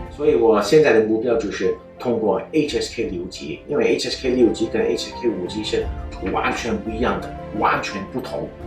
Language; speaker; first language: Chinese; non-native, learner; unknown